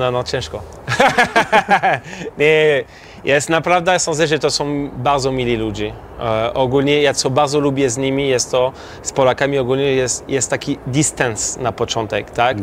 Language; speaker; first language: Polish; non-native, learner; French